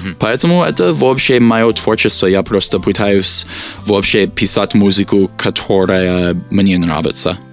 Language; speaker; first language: Russian; non-native, learner; English